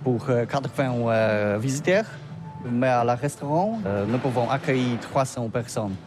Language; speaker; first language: French; non-native, learner; Polish